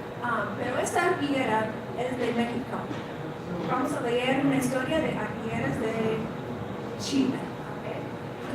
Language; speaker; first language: Spanish; non-native, fluent; English